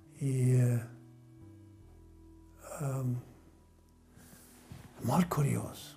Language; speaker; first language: Catalan; non-native, fluent; German